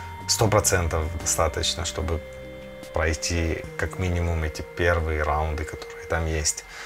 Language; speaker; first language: Russian; early bilingual, heritage; Russian